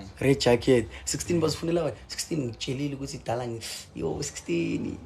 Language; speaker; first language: Zulu; native; Zulu